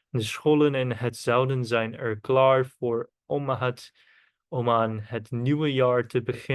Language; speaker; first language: Dutch; non-native, learner; Korean